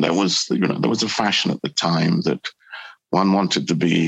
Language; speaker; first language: English; native; English